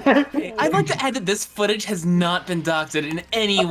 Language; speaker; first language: English; native; English